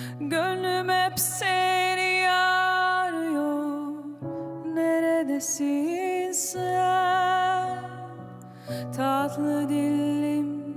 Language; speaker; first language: Turkish; early bilingual, heritage; Turkish